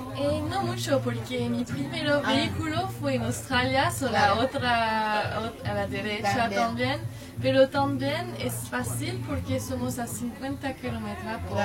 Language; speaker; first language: Spanish; non-native, learner; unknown